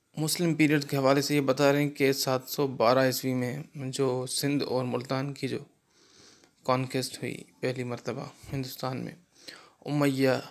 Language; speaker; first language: Urdu; non-native, local second language; Sindhi